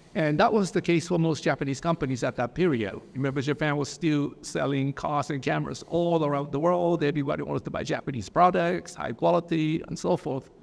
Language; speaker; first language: English; early bilingual, other home language; Japanese